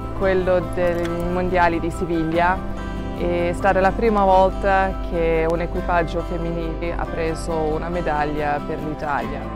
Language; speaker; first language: Italian; early bilingual, heritage; Italian